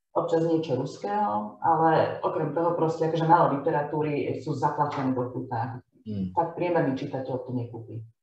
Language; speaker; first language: Slovak; non-native, fluent; Hungarian